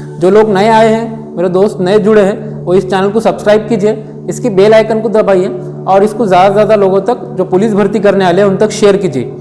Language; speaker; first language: Hindi; non-native, local second language; Marathi